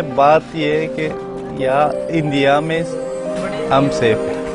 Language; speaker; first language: Hindi; non-native, fluent; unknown